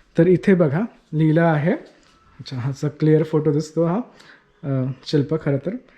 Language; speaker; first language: Marathi; native; Marathi